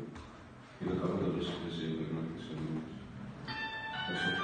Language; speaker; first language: Greek; non-native, learner; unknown